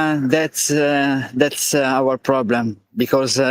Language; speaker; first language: English; non-native, learner; Italian